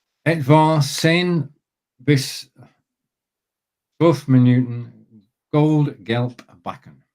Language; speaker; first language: German; non-native, learner; English